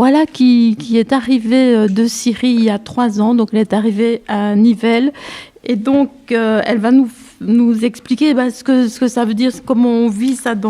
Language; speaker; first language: French; native; French